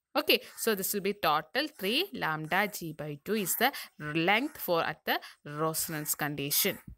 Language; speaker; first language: English; non-native, local second language; Malayalam